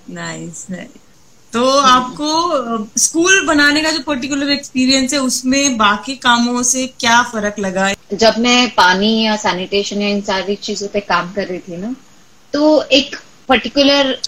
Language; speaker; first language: Hindi; non-native, local second language; Marathi